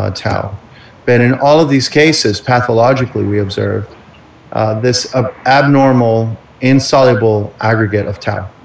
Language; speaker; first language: English; early bilingual, other home language; Spanish